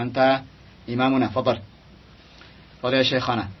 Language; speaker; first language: Arabic; non-native, fluent; Indonesian